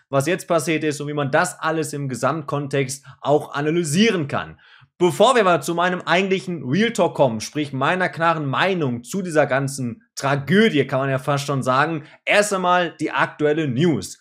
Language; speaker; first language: German; native; German